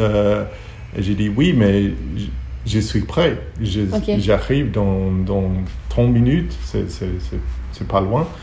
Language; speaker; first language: French; non-native, learner; Hebrew